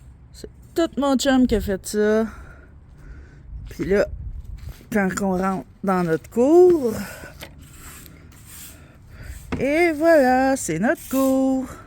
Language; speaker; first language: French; native; French